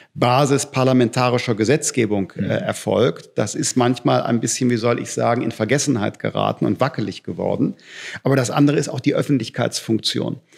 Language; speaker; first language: German; native; German